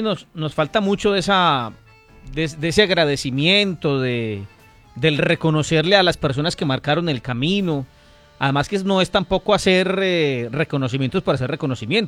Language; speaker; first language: Spanish; native; Spanish